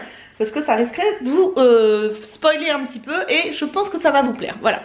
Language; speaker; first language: French; native; French